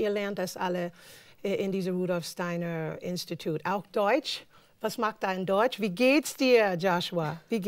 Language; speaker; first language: German; non-native, fluent; English